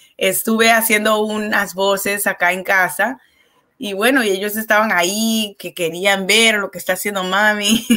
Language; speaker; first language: Spanish; early bilingual, heritage; Spanish